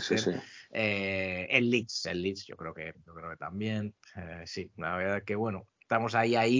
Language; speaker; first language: Spanish; native; Spanish